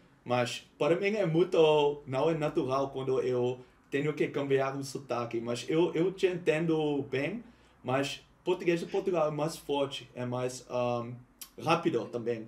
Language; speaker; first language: Portuguese; non-native, learner; Dutch